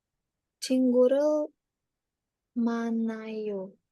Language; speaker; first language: Korean; non-native, learner; Indonesian